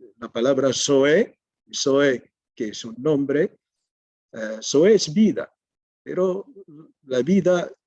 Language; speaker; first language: Spanish; non-native, fluent; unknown